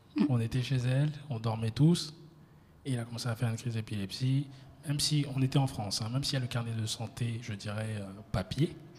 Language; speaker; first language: French; native; French